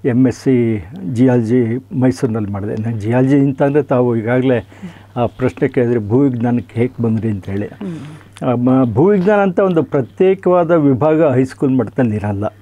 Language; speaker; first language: Kannada; native; Kannada